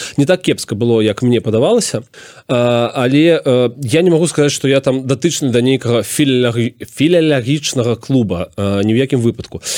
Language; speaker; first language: Belarusian; non-native, local second language; Russian